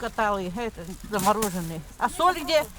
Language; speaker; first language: Russian; non-native, local second language; Yakut